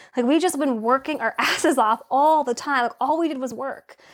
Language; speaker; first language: English; native; English